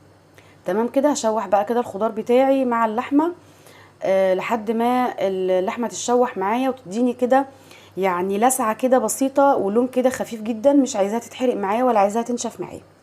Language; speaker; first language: Arabic; native; Arabic